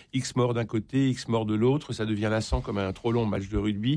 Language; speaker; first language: French; native; French